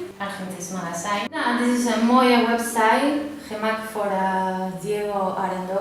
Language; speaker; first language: Dutch; non-native, learner; Spanish